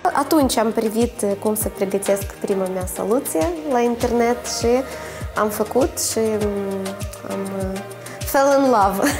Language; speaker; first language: Romanian; non-native, local second language; Russian